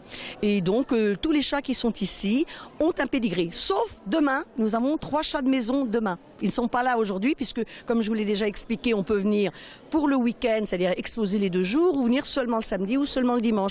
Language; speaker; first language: French; native; French